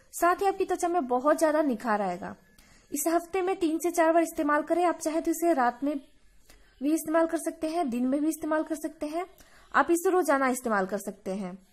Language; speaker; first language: Hindi; native; Hindi